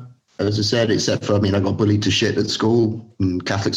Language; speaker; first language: English; native; English